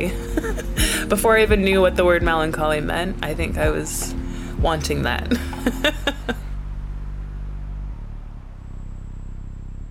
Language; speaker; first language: English; native; English